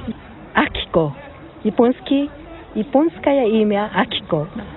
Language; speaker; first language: Russian; non-native, learner; Japanese